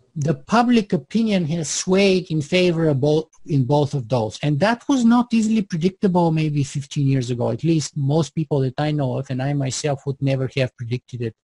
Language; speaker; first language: English; non-native, fluent; Bulgarian